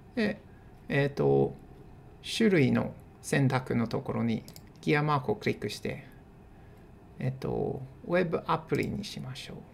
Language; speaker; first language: Japanese; non-native, fluent; English